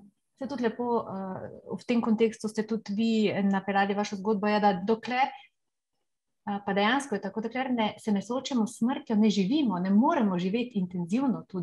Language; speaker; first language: Slovenian; native; Slovenian